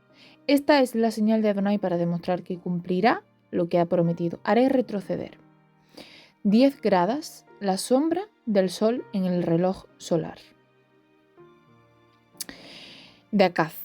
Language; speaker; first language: Spanish; native; Spanish